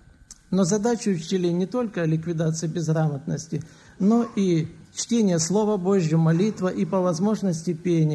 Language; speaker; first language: Russian; native; Russian